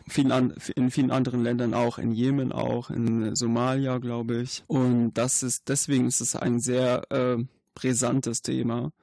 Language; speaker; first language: German; non-native, fluent; Arabic